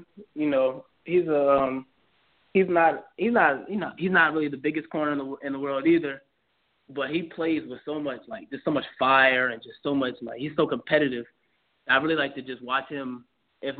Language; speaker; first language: English; native; English